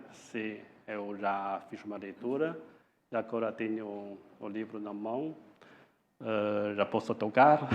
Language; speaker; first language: Portuguese; non-native, fluent; Chinese